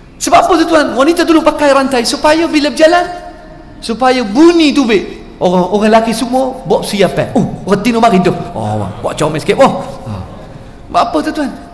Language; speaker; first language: Malay; non-native, fluent; Arabic